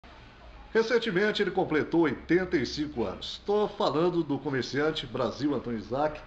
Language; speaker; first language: Portuguese; native; Portuguese